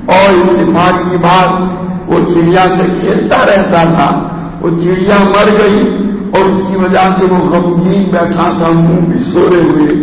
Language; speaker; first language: Urdu; non-native, local second language; Gujarati